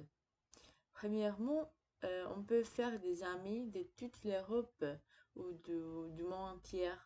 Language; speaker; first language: French; non-native, fluent; Greek